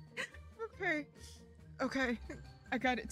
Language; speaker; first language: English; native; English